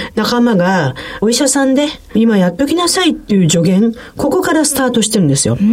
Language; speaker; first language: Japanese; native; Japanese